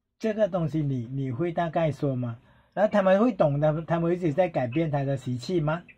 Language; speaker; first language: Chinese; non-native, fluent; Thai